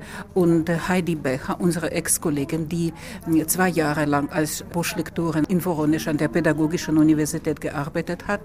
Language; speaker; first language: German; non-native, fluent; Russian